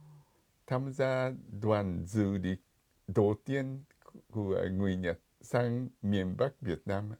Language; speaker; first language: Vietnamese; non-native, fluent; Japanese